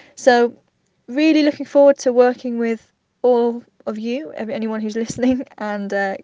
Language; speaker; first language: English; native; English